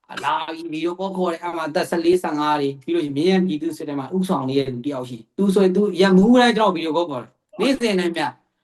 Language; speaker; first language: Burmese; native; Burmese